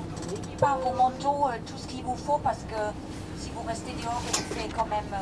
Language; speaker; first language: French; non-native, fluent; English